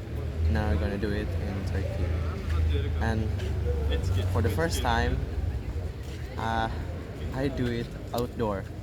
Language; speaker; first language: English; non-native, fluent; Indonesian